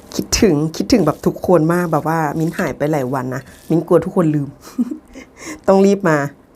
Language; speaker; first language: Thai; native; Thai